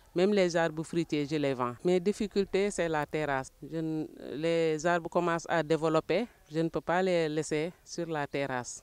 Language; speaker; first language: French; non-native, local second language; Wolof